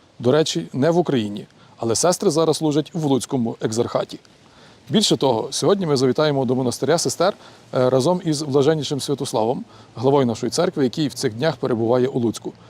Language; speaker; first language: Ukrainian; native; Ukrainian